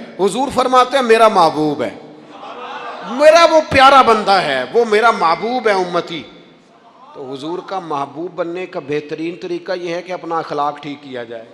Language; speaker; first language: Urdu; non-native, local second language; Punjabi